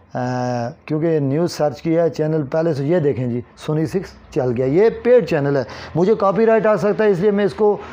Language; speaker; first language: Urdu; non-native, local second language; Kashmiri